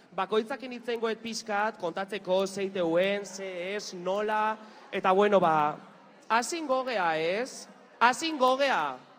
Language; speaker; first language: Basque; native; Basque